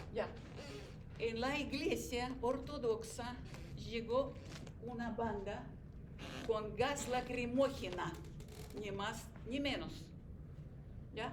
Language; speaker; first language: Spanish; non-native, fluent; Russian